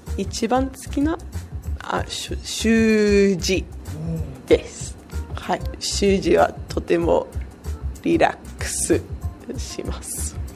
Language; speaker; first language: Japanese; non-native, learner; English